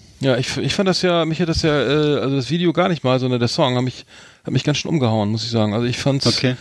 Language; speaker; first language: German; native; German